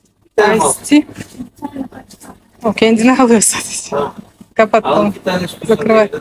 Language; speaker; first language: Russian; native; Russian